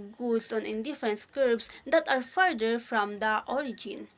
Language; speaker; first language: English; non-native, local second language; Filipino